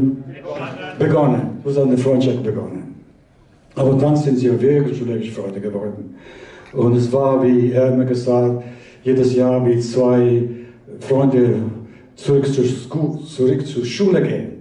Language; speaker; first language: German; early bilingual, heritage; Italian